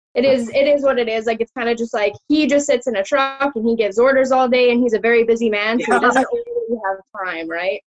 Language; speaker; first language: English; native; English